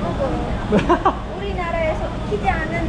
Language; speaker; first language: Korean; non-native, fluent; Armenian